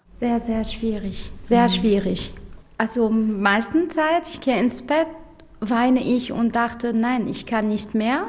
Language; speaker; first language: German; non-native, learner; Arabic